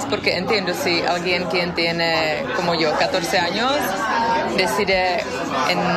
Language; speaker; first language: Spanish; non-native, fluent; Czech